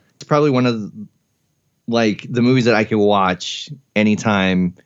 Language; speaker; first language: English; early bilingual, other home language; Spanish